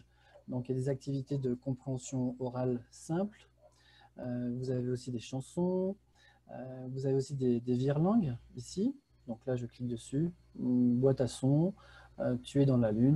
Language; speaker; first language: French; native; French